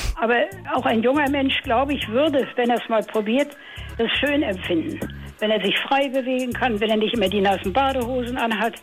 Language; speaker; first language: German; native; German